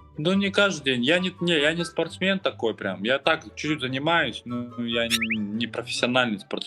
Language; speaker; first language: Russian; non-native, local second language; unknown